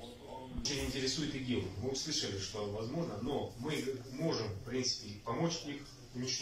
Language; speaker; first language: Russian; native; Russian